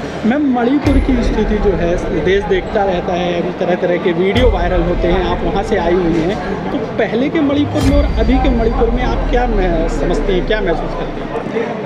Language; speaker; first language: Hindi; native; Hindi